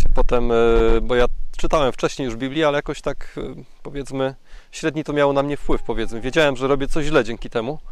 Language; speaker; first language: Polish; native; Polish